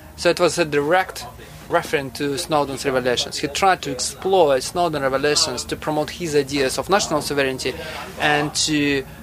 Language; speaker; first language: English; non-native, fluent; Russian